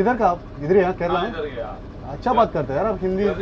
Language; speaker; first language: Hindi; non-native, local second language; Telugu